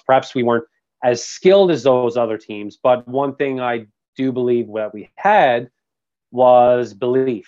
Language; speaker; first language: English; native; English